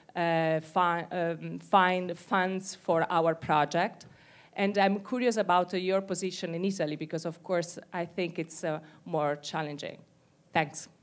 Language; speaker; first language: English; non-native, fluent; Italian